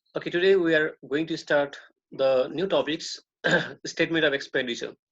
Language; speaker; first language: English; non-native, local second language; Nepali